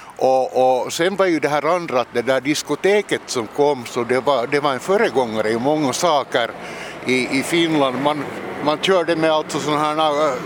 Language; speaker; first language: Swedish; native; Swedish